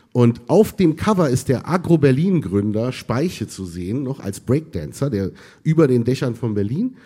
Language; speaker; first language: German; early bilingual, other home language; Arabic